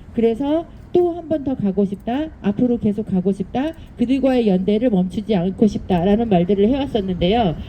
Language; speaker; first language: Korean; native; Korean